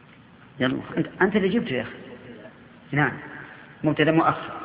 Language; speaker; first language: Arabic; native; Arabic